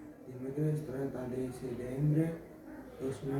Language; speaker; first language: Catalan; non-native, learner; Arabic